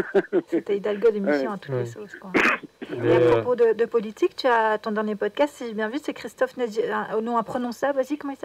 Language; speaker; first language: French; native; French